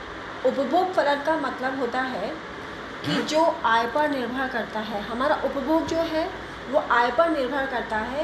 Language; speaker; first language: Hindi; native; Hindi